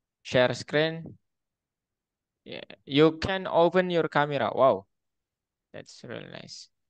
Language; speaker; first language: English; non-native, fluent; Indonesian